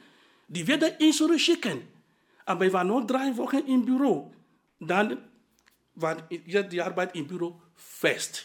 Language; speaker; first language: German; non-native, fluent; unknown